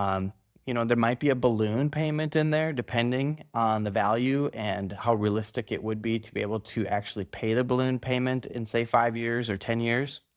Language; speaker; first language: English; native; English